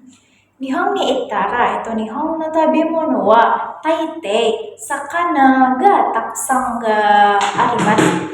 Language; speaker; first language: Japanese; non-native, learner; Indonesian